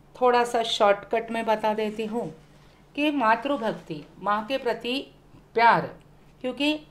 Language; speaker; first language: Hindi; non-native, local second language; Marathi